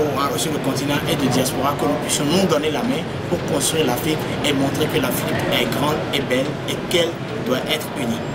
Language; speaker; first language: French; non-native, local second language; Fon